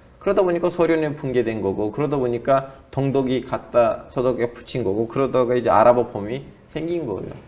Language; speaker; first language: Korean; non-native, fluent; Turkish